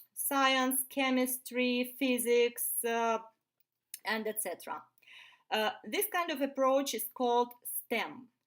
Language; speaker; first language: English; non-native, fluent; Ukrainian